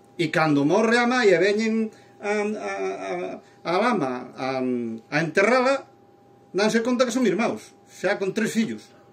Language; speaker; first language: Galician; native; Galician